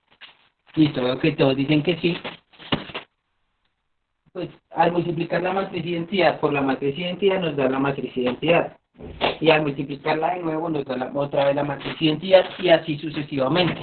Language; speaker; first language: Spanish; native; Spanish